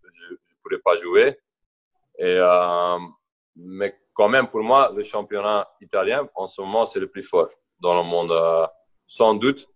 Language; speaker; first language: French; non-native, local second language; Dutch